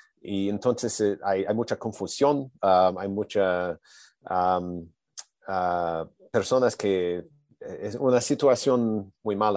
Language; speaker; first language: Spanish; non-native, learner; English